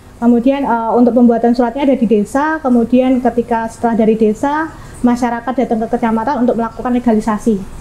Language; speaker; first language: Indonesian; native; Indonesian